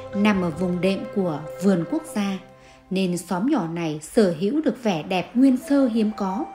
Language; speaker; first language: Vietnamese; native; Vietnamese